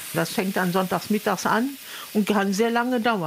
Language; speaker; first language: German; native; German